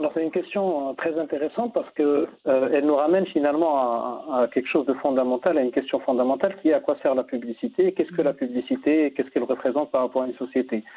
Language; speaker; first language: French; non-native, local second language; Arabic